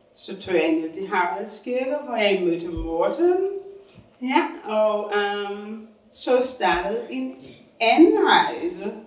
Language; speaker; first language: Danish; non-native, fluent; English